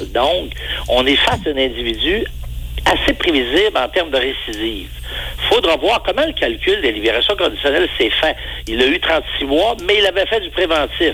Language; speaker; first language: French; native; French